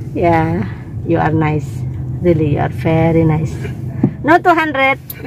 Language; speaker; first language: English; non-native, learner; Indonesian